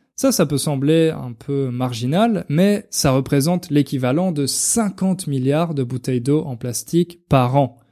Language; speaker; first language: French; native; French